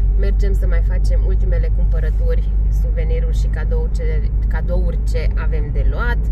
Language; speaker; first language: Romanian; non-native, local second language; Hungarian